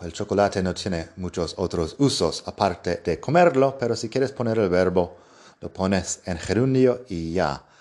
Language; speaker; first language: Spanish; non-native, fluent; English